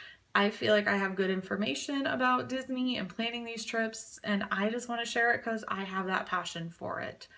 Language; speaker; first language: English; native; English